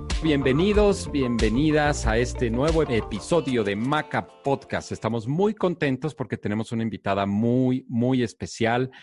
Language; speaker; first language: Spanish; native; Spanish